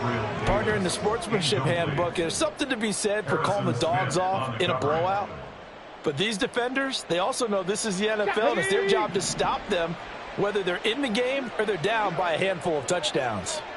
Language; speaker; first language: English; native; English